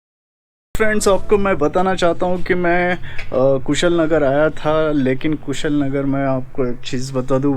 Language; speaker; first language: Hindi; native; Hindi